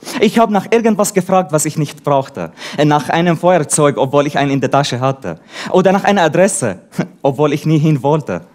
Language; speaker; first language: German; non-native, fluent; Arabic